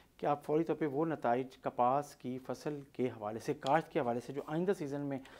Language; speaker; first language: Urdu; non-native, local second language; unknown